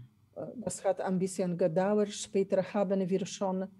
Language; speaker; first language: German; non-native, fluent; Polish